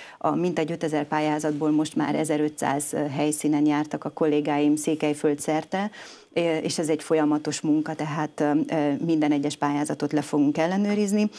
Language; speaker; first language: Hungarian; native; Hungarian